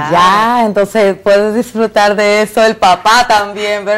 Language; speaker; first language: Spanish; native; Spanish